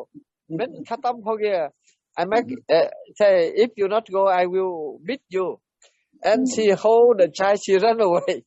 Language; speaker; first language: English; non-native, learner; Vietnamese